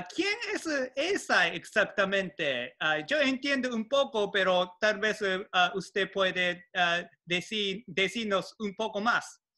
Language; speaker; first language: Spanish; non-native, learner; Japanese